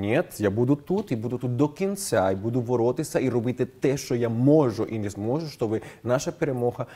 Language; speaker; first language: Ukrainian; non-native, fluent; Spanish